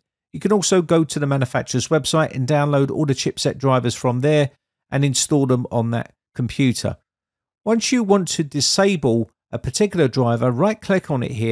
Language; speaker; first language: English; native; English